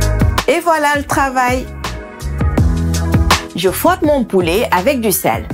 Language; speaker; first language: French; native; French